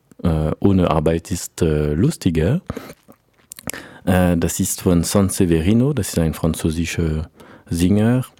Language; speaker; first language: German; non-native, learner; French